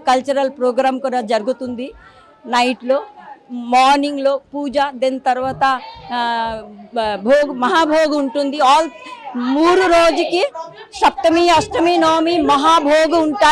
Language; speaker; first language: Telugu; non-native, fluent; Bangla